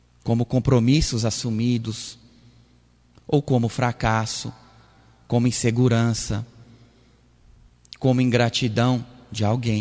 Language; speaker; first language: Portuguese; native; Portuguese